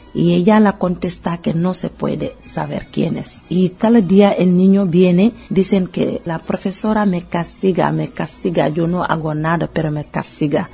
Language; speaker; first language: Spanish; non-native, learner; Wolof